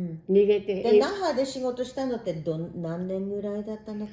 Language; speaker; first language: Japanese; early bilingual, heritage; Japanese